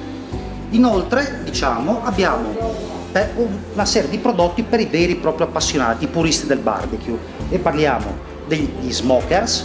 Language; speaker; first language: Italian; native; Italian